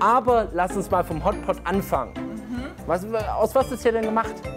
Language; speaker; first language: German; native; German